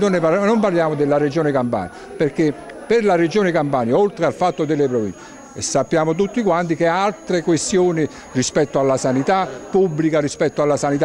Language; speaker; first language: Italian; native; Italian